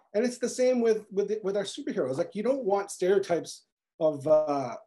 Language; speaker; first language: English; native; English